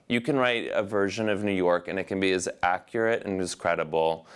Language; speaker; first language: English; native; English